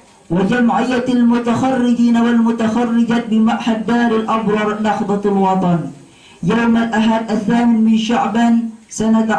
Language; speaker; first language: Arabic; non-native, fluent; Indonesian